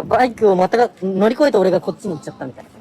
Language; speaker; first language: Japanese; native; Japanese